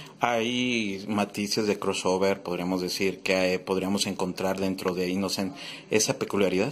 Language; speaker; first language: Spanish; native; Spanish